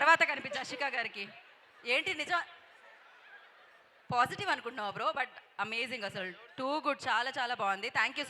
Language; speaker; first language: Telugu; native; Telugu